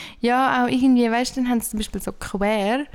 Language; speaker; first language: German; native; German